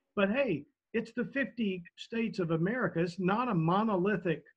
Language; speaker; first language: English; native; English